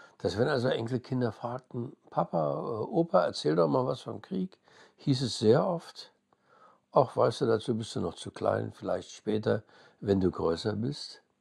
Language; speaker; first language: German; early bilingual, other home language; English